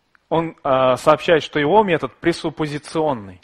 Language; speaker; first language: Russian; native; Russian